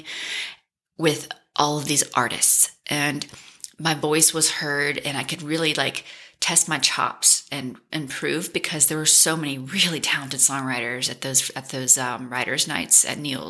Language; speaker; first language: English; native; English